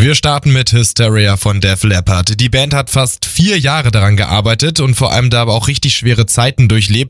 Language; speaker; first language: German; native; German